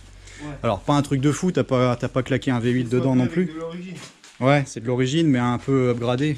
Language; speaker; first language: French; native; French